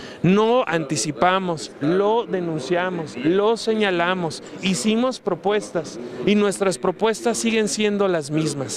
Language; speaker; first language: Spanish; native; Spanish